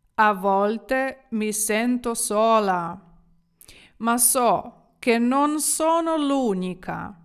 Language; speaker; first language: Italian; non-native, fluent; Ukrainian